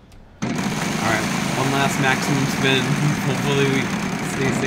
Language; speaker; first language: English; native; English